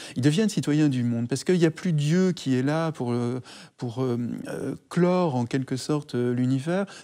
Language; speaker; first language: French; native; French